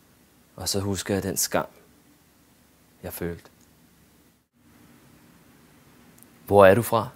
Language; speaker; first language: Danish; early bilingual, other home language; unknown